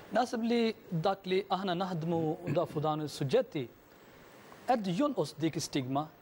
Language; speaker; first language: Maltese; non-native, fluent; Urdu